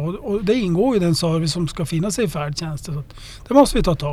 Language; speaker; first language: Swedish; native; Swedish